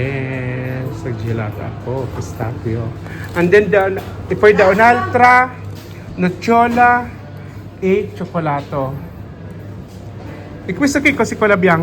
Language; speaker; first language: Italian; non-native, learner; Filipino